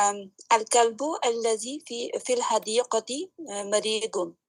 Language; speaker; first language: Arabic; non-native, learner; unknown